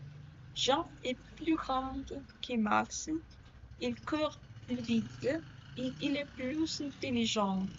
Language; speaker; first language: French; non-native, learner; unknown